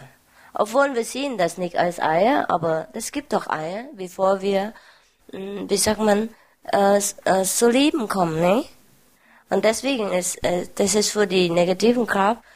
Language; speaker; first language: German; non-native, learner; Vietnamese